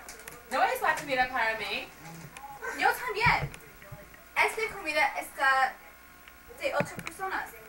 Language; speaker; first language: Spanish; non-native, learner; English